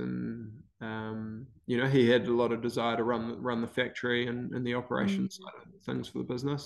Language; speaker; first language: English; native; English